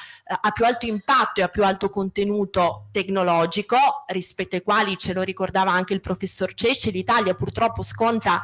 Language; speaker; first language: Italian; native; Italian